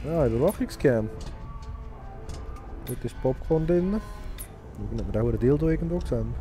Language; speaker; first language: German; native; German